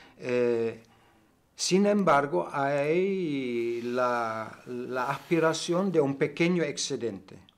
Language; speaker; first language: Spanish; non-native, fluent; German